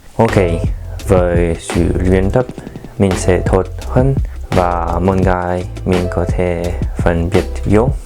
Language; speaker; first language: Vietnamese; non-native, learner; French